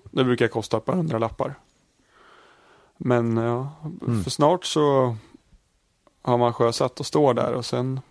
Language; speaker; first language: Swedish; native; Swedish